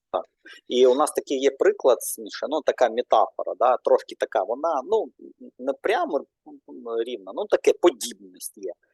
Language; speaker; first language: Ukrainian; non-native, local second language; Russian